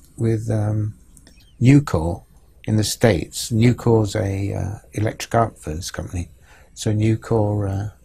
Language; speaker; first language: English; native; English